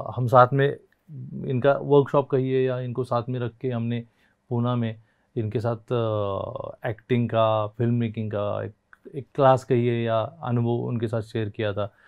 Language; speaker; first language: Hindi; non-native, local second language; Marathi